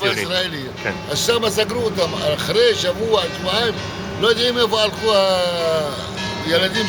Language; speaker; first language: Hebrew; non-native, local second language; Arabic